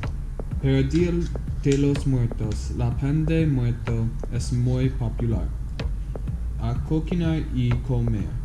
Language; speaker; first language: Spanish; non-native, learner; English